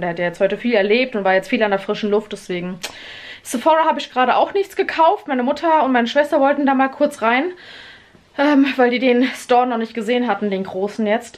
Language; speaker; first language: German; native; German